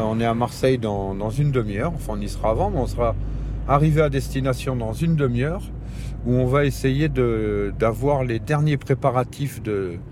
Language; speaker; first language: French; non-native, fluent; Spanish